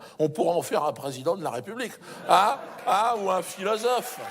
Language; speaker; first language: French; native; French